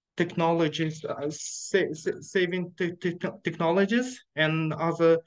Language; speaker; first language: English; non-native, fluent; Uzbek